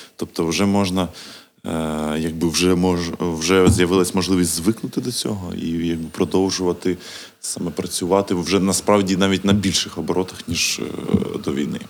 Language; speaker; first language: Ukrainian; non-native, local second language; Russian